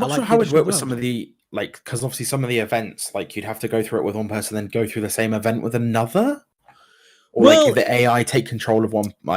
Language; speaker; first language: English; native; English